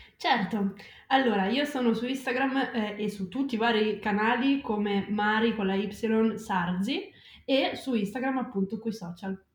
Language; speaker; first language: Italian; native; Italian